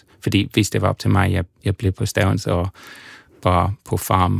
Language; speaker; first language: Danish; non-native, learner; English